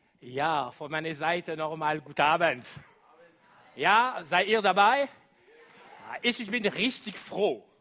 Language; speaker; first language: German; non-native, fluent; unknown